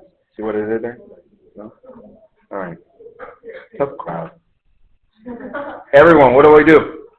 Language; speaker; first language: English; native; English